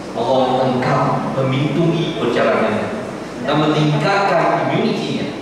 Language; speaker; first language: Malay; non-native, local second language; Chinese